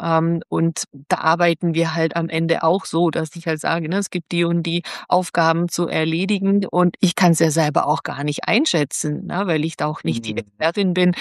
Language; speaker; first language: German; native; German